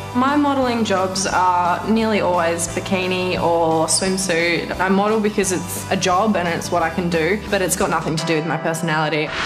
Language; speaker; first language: English; native; English